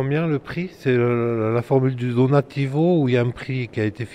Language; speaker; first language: French; native; French